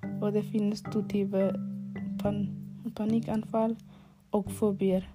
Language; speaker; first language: Norwegian; non-native, learner; Arabic